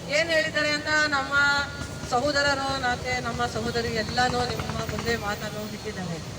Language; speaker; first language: Kannada; non-native, local second language; Urdu